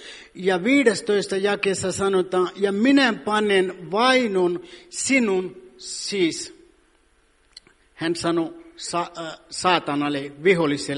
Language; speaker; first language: Finnish; non-native, fluent; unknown